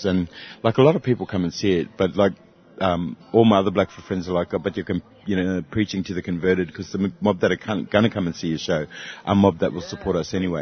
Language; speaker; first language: English; native; English